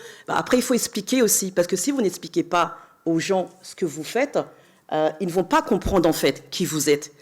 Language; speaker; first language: French; native; French